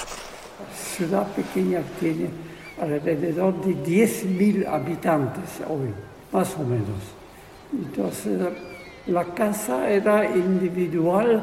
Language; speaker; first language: Spanish; non-native, fluent; Polish